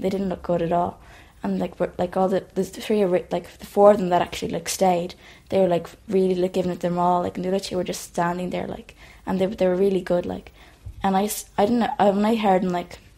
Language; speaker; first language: English; native; English